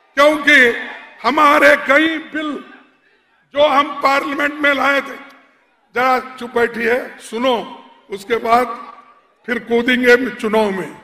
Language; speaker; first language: Hindi; non-native, local second language; Kannada